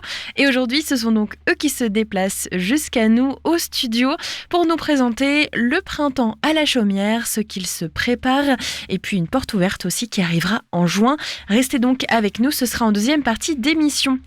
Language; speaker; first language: French; native; French